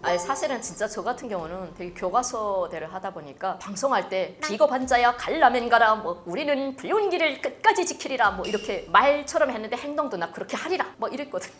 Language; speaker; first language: Korean; native; Korean